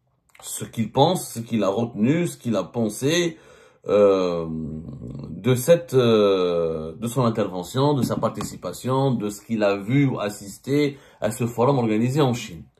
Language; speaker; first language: French; non-native, local second language; Arabic